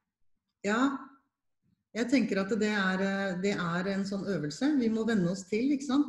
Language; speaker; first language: Norwegian; native; Norwegian